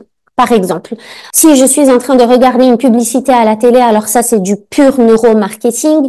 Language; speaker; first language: French; native; French